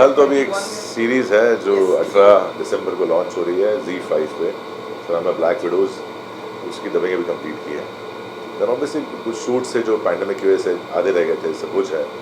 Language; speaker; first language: Hindi; native; Hindi